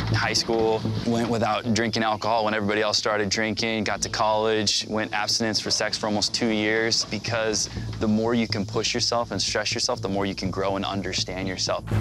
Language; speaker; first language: English; native; English